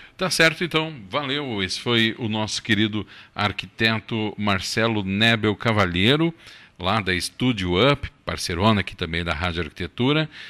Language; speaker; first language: Portuguese; native; Portuguese